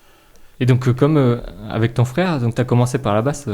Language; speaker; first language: French; native; French